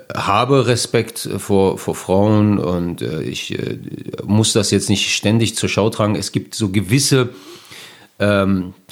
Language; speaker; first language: German; native; German